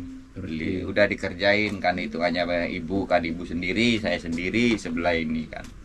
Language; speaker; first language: Indonesian; native; Indonesian